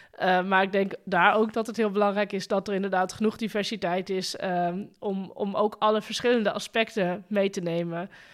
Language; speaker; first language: Dutch; native; Dutch